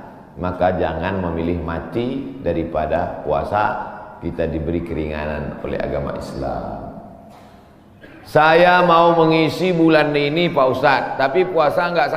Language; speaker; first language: Malay; native; Malay